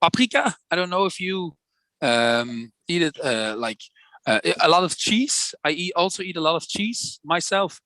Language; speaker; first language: English; non-native, fluent; Dutch